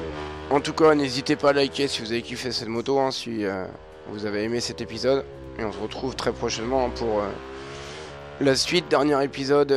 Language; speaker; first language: French; native; French